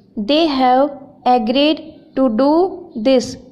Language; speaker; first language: English; non-native, local second language; Hindi